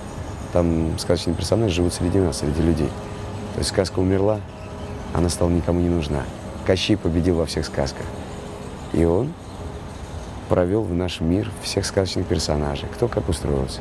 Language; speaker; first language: Russian; native; Russian